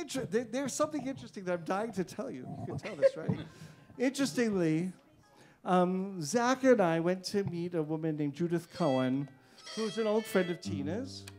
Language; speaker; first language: English; native; English